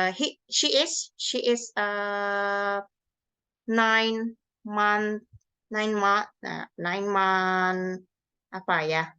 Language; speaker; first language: English; non-native, learner; Indonesian